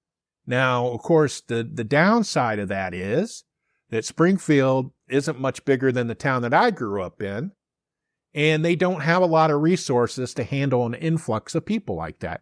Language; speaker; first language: English; native; English